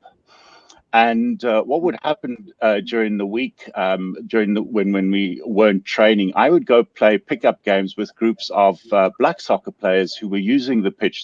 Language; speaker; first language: English; native; English